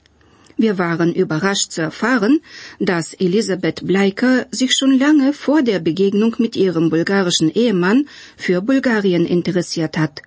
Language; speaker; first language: German; non-native, fluent; Bulgarian